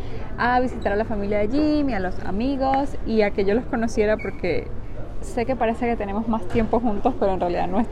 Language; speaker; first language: Spanish; native; Spanish